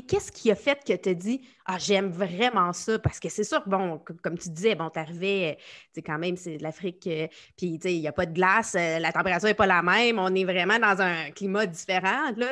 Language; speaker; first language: French; native; French